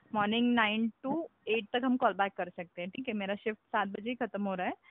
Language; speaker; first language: Hindi; non-native, local second language; Marathi